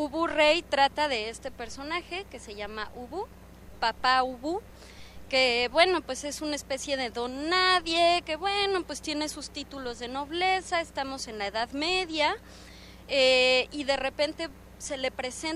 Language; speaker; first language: Spanish; native; Spanish